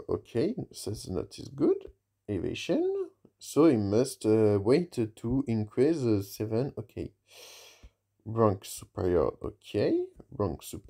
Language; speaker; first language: English; non-native, learner; French